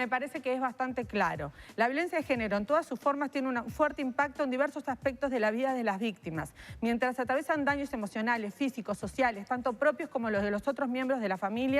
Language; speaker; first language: Spanish; native; Spanish